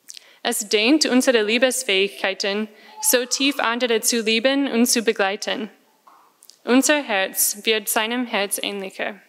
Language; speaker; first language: German; non-native, fluent; English